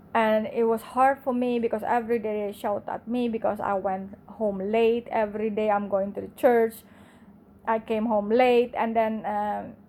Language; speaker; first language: English; non-native, fluent; Indonesian